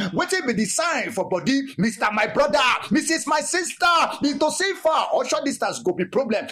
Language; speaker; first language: Nigerian Pidgin; non-native, local second language; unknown